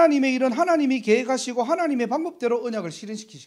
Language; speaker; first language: Korean; native; Korean